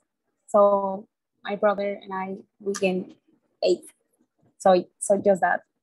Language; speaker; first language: English; non-native, learner; Spanish